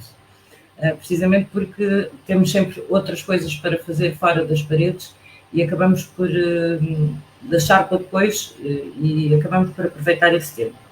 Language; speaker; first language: Portuguese; native; Portuguese